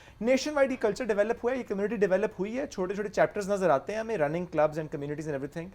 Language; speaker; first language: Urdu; native; Urdu